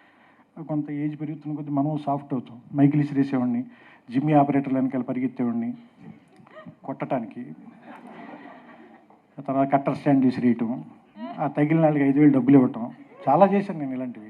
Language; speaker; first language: Telugu; native; Telugu